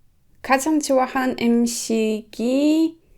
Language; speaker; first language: Korean; non-native, learner; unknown